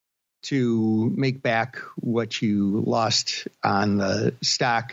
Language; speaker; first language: English; native; English